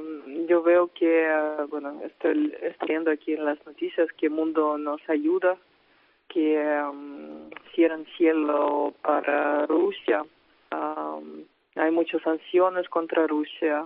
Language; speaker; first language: Spanish; non-native, fluent; Ukrainian